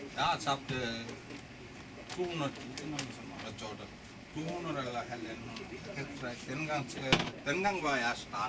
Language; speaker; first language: Danish; non-native, learner; Bangla